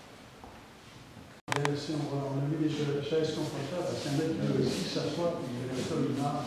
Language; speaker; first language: French; native; French